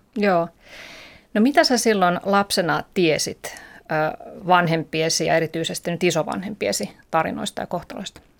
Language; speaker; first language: Finnish; native; Finnish